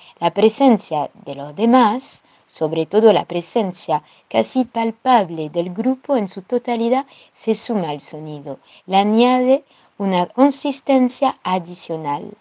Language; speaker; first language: Spanish; non-native, fluent; French